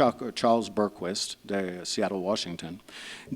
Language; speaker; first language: Spanish; non-native, fluent; English